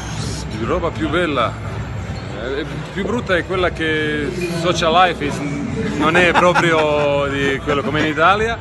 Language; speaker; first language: Italian; non-native, fluent; Croatian